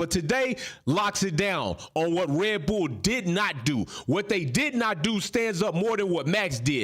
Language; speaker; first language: English; native; English